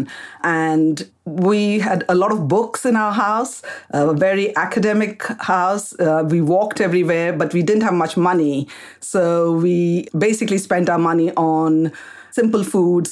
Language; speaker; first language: English; non-native, local second language; Kannada